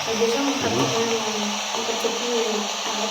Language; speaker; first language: French; native; French